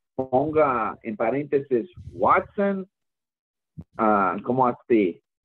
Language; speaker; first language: Spanish; non-native, fluent; English